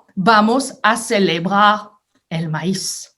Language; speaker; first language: Spanish; non-native, fluent; French